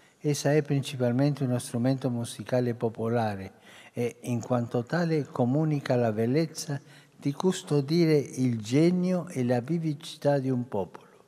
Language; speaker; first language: Italian; early bilingual, heritage; Spanish